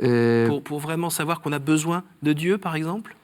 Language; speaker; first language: French; native; French